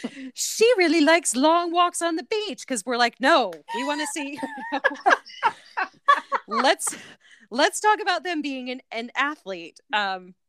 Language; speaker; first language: English; native; English